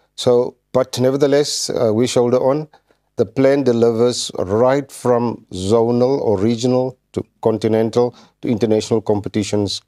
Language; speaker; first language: English; non-native, local second language; Afrikaans